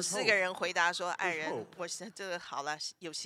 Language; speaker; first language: Chinese; native; Chinese